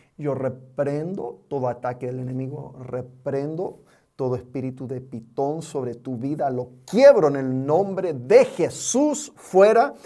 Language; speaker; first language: Spanish; non-native, fluent; English